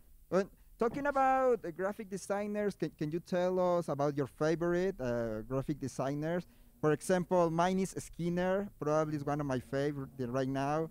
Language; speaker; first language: English; non-native, fluent; Spanish